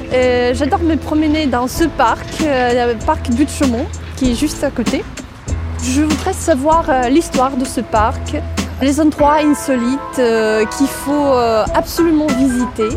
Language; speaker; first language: French; non-native, fluent; Russian